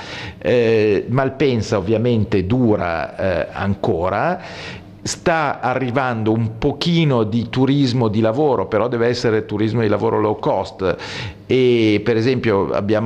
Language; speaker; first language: Italian; native; Italian